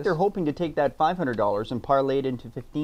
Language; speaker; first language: English; native; English